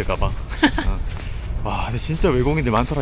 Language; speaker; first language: Korean; native; Korean